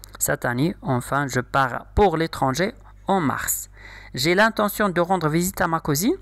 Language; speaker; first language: French; non-native, local second language; Arabic